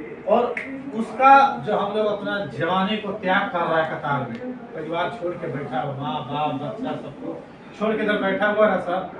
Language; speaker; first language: Hindi; non-native, learner; Nepali